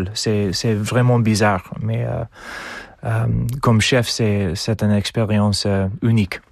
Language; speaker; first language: French; non-native, fluent; English